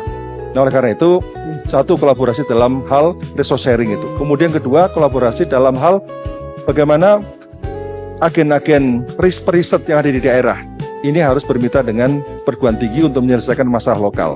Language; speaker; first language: Indonesian; native; Indonesian